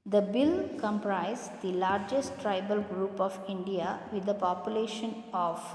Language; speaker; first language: English; non-native, local second language; Kannada